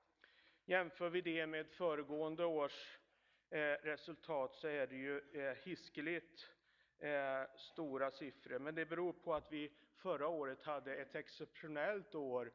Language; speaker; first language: Swedish; native; Swedish